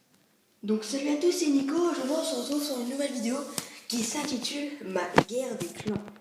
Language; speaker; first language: French; native; French